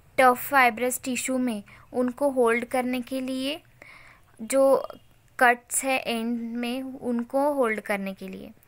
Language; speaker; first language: Hindi; non-native, local second language; Marathi